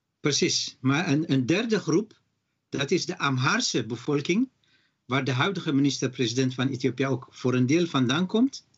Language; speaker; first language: Dutch; non-native, fluent; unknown